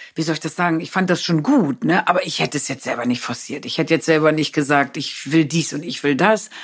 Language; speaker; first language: German; non-native, local second language; Low German